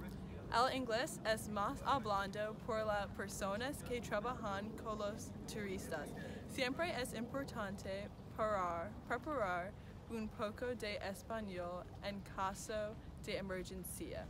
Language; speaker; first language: Spanish; non-native, learner; English